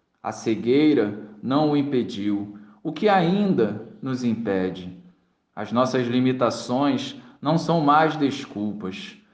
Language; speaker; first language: Portuguese; native; Portuguese